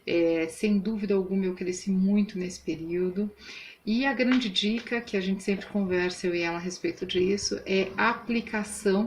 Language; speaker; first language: Portuguese; native; Portuguese